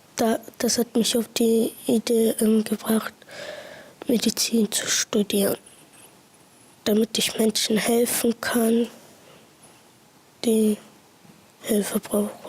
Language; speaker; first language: German; early bilingual, other home language; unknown